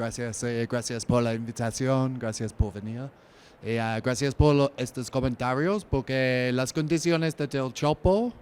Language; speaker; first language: Spanish; non-native, learner; English